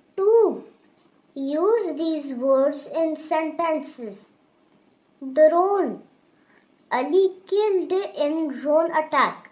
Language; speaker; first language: English; non-native, local second language; Urdu